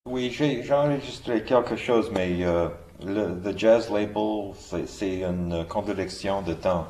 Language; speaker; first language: French; non-native, learner; English